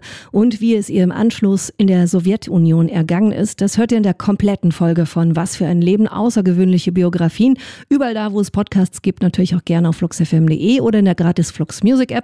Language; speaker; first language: German; native; German